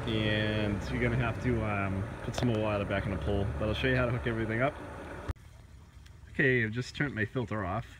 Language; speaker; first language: English; native; English